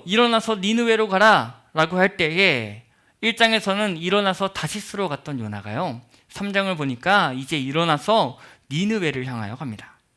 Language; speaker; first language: Korean; native; Korean